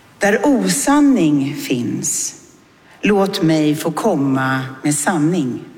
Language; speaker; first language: Swedish; native; Swedish